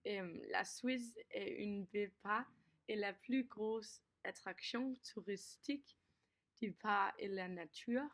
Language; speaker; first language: French; non-native, learner; Danish